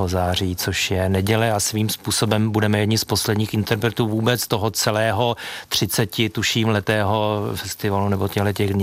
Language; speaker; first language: Czech; native; Czech